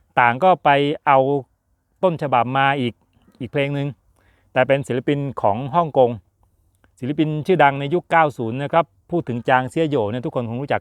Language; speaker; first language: Thai; native; Thai